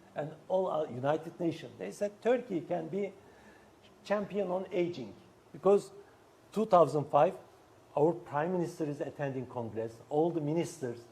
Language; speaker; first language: English; non-native, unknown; Turkish